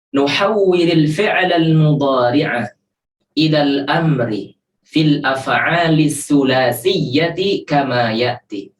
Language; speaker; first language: Arabic; non-native, fluent; Indonesian